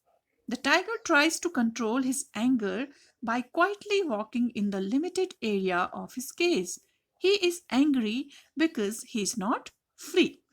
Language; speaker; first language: English; non-native, local second language; Hindi